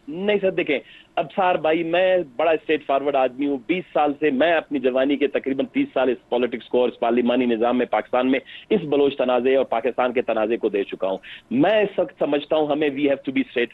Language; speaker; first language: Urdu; non-native, local second language; Baluchi